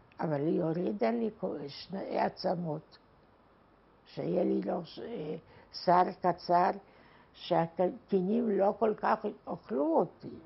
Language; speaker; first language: Hebrew; non-native, fluent; Polish